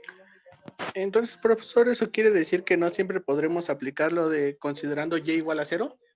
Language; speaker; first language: Spanish; native; Spanish